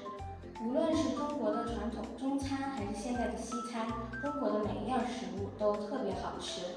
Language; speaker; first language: Chinese; early bilingual, other home language; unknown